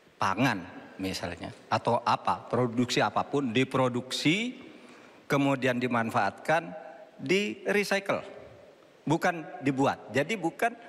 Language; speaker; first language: Indonesian; native; Indonesian